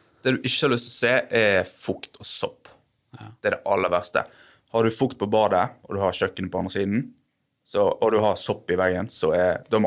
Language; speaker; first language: Norwegian; native; Norwegian